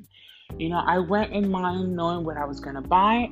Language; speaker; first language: English; native; English